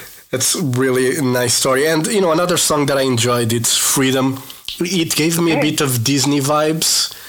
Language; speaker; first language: English; non-native, fluent; Portuguese